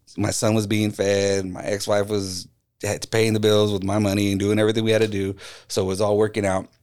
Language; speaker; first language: English; native; English